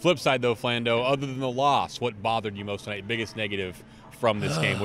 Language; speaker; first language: English; native; English